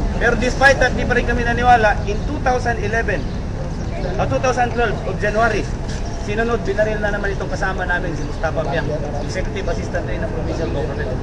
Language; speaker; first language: Filipino; non-native, local second language; Cebuano